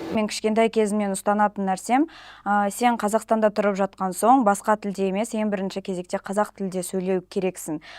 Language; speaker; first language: Kazakh; non-native, local second language; Russian